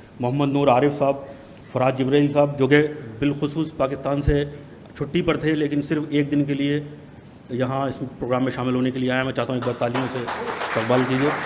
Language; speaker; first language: Urdu; native; Urdu